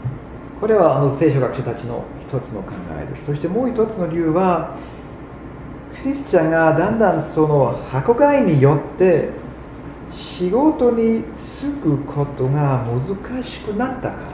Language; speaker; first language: Japanese; non-native, fluent; German